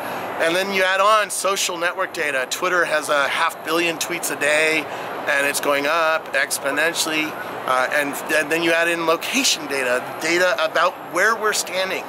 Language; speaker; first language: English; native; English